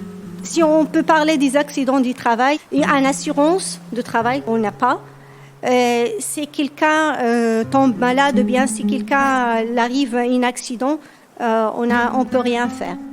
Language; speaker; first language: French; non-native, local second language; Berber languages